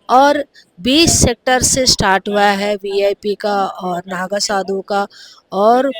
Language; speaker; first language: Hindi; non-native, local second language; Telugu